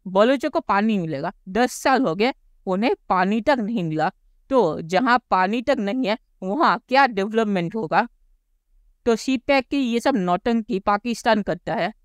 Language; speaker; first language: Hindi; native; Hindi